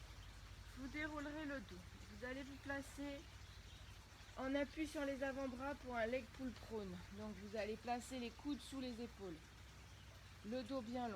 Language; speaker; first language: French; native; French